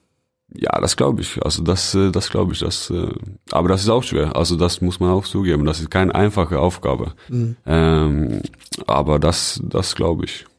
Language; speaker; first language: German; non-native, fluent; Norwegian